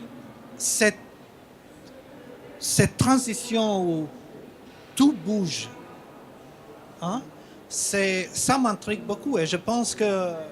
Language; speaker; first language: French; non-native, fluent; Albanian